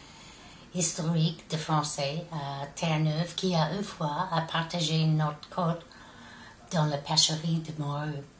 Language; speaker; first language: French; non-native, local second language; English